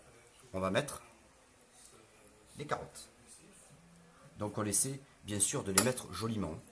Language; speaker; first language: French; native; French